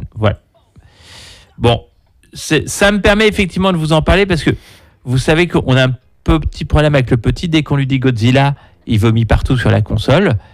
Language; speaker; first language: French; native; French